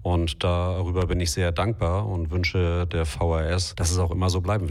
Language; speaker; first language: German; native; German